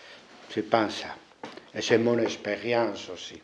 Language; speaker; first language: French; non-native, fluent; Spanish